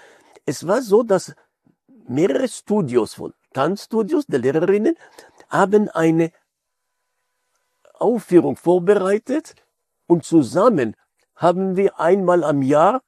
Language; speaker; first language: German; non-native, fluent; Hebrew